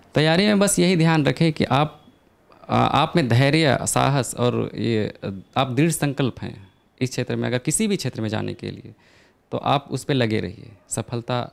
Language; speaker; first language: Hindi; native; Hindi